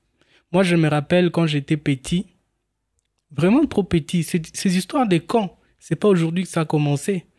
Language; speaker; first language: French; non-native, local second language; Swahili